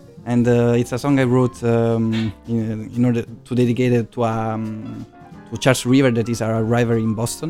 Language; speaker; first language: English; non-native, fluent; Italian